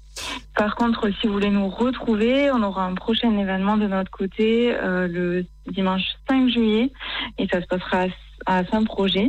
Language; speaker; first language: French; native; French